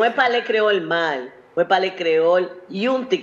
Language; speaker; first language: Haitian Creole; non-native, learner; Spanish